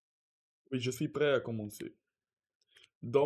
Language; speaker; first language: French; non-native, learner; Russian